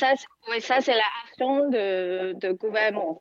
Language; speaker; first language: French; non-native, fluent; Chinese